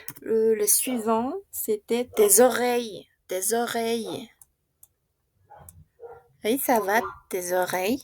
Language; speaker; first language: French; non-native, fluent; Spanish